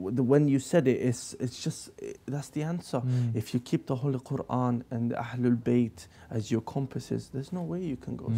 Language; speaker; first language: English; native; English